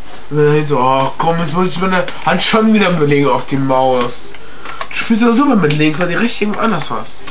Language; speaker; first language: German; native; German